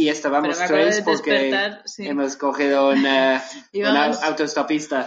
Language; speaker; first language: Spanish; non-native, learner; English